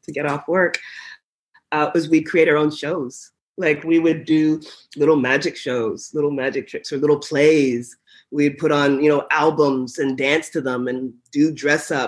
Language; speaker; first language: English; native; English